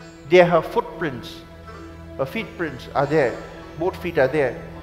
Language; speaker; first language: English; native; English